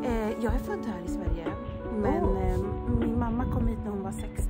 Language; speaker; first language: Swedish; early bilingual, other home language; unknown